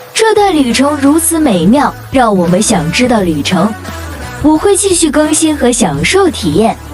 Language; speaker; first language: Chinese; non-native, learner; Malay